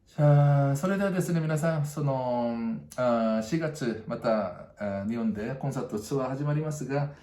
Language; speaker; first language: Japanese; non-native, fluent; Korean